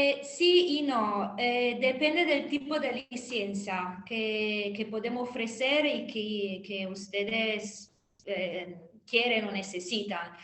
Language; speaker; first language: Spanish; non-native, fluent; Italian